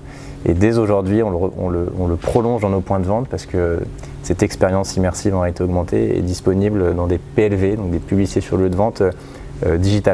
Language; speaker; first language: French; native; French